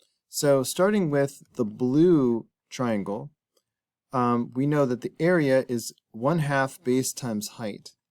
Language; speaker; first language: English; native; English